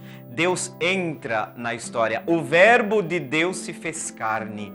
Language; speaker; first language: Portuguese; native; Portuguese